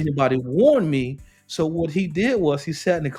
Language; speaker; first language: English; native; English